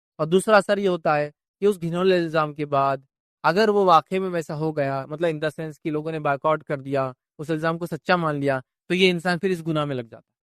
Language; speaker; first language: Urdu; native; Urdu